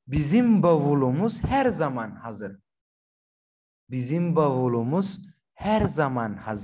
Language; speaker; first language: Turkish; non-native, fluent; Somali